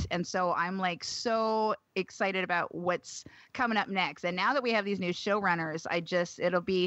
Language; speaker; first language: English; native; English